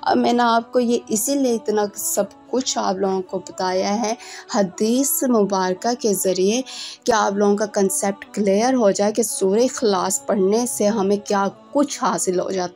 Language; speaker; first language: Urdu; native; Urdu